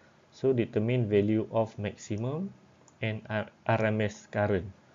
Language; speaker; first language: English; non-native, local second language; Malay